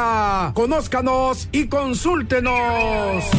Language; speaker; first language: Spanish; native; Spanish